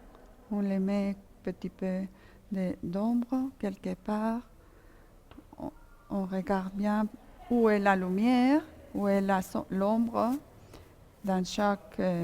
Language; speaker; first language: French; non-native, fluent; Spanish